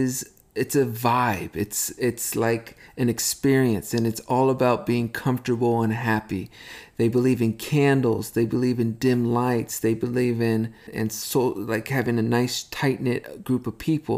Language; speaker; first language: English; native; English